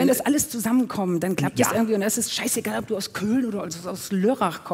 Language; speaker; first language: German; native; German